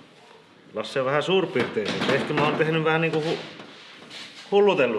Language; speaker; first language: Finnish; native; Finnish